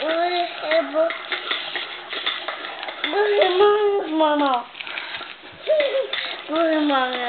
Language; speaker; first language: French; native; French